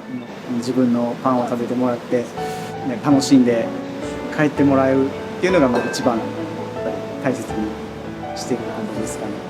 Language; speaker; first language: Japanese; native; Japanese